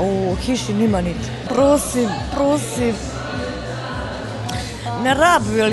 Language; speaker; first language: Slovenian; non-native, learner; Croatian